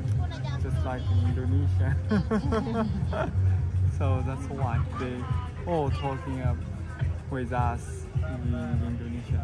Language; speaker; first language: English; non-native, learner; Chinese